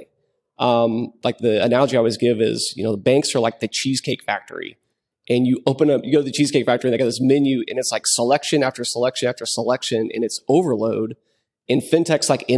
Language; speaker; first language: English; native; English